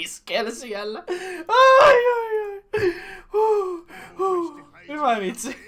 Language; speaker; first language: Finnish; native; Finnish